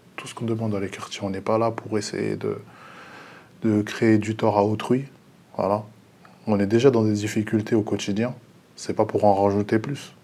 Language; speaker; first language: French; early bilingual, other home language; Lingala